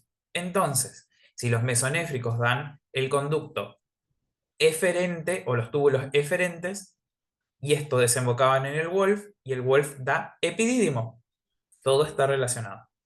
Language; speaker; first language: Spanish; native; Spanish